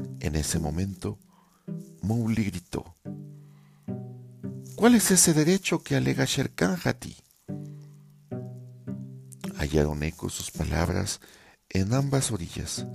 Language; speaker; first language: Spanish; native; Spanish